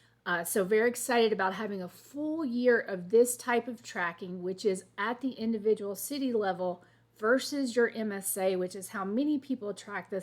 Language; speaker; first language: English; native; English